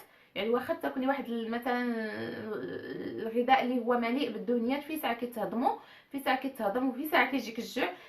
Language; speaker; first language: Arabic; native; Arabic